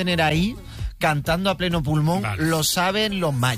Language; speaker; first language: Spanish; native; Spanish